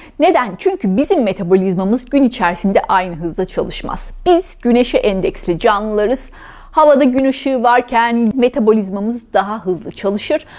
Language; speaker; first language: Turkish; native; Turkish